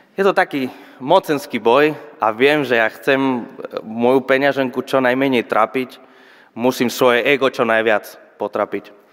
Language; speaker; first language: Slovak; non-native, fluent; Spanish